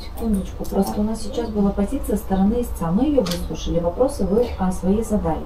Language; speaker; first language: Russian; native; Russian